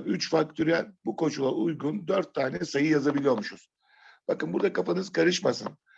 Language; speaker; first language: Turkish; native; Turkish